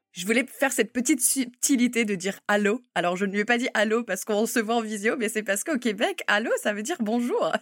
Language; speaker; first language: French; native; French